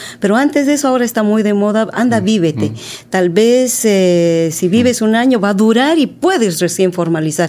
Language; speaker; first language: Spanish; native; Spanish